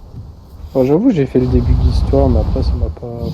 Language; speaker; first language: French; native; French